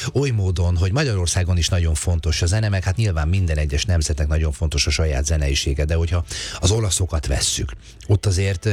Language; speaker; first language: Hungarian; native; Hungarian